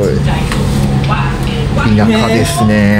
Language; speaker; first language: Japanese; native; Japanese